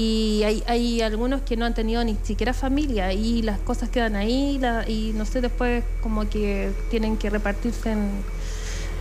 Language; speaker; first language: Spanish; native; Spanish